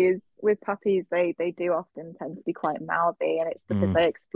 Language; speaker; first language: English; native; English